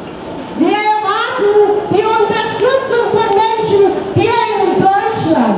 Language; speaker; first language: German; non-native, fluent; Persian